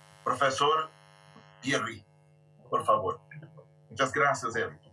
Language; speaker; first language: Spanish; non-native, fluent; Portuguese